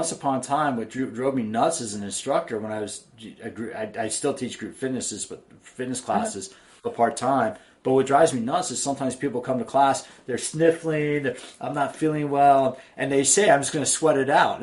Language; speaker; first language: English; native; English